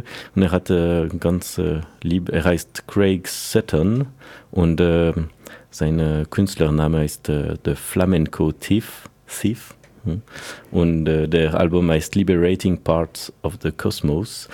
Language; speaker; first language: German; non-native, fluent; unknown